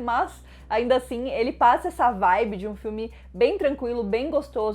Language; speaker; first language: Portuguese; native; Portuguese